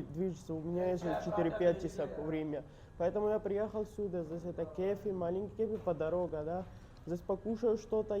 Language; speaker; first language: Russian; non-native, learner; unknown